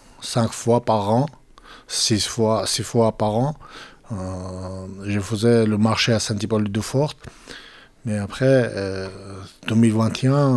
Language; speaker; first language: French; non-native, fluent; Georgian